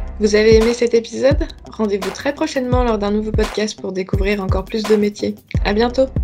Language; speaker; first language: French; native; French